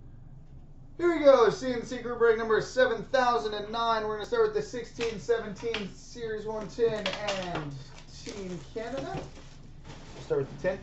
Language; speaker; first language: English; native; English